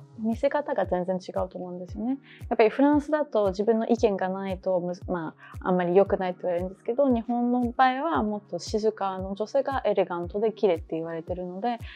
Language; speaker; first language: Japanese; early bilingual, heritage; Japanese